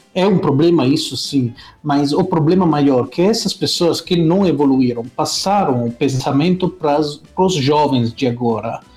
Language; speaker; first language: Portuguese; non-native, fluent; Italian